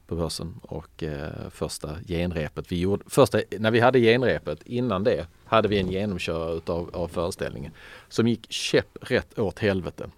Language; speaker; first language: Swedish; early bilingual, other home language; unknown